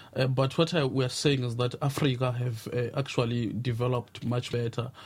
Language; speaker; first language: English; non-native, local second language; Tsonga